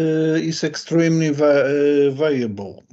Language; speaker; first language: English; non-native, learner; Polish